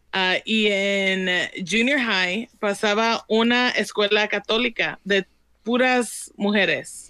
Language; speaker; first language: Spanish; early bilingual, heritage; Spanish